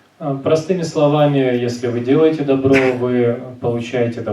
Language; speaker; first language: Russian; native; Russian